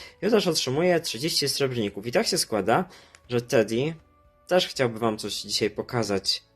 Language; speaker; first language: Polish; native; Polish